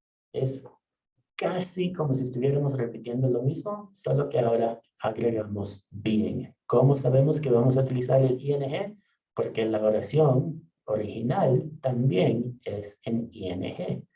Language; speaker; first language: Spanish; non-native, fluent; English